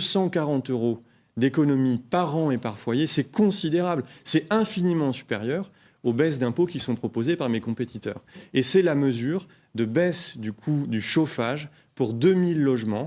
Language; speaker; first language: French; native; French